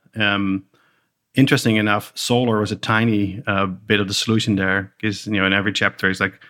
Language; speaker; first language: English; non-native, fluent; Dutch